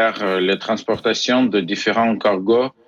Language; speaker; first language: French; non-native, learner; Ukrainian